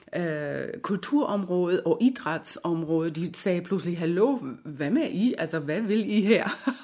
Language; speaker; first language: Danish; non-native, fluent; German